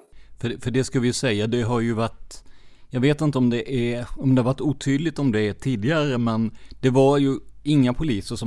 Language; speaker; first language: Swedish; native; Swedish